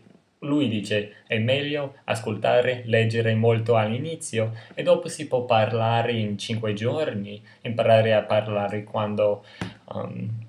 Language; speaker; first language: Italian; non-native, fluent; English